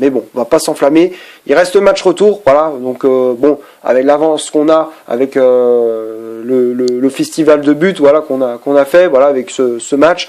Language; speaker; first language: French; native; French